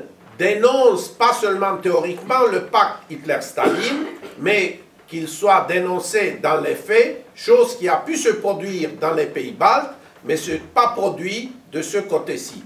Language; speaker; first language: French; non-native, fluent; Romanian